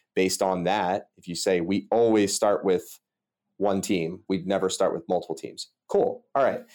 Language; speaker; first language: English; native; English